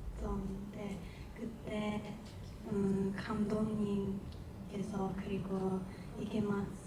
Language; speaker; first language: Korean; non-native, learner; Japanese